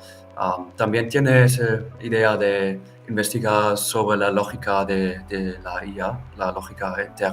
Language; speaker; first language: Spanish; non-native, fluent; German